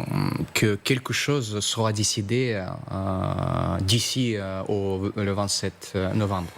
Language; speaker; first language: French; non-native, fluent; Russian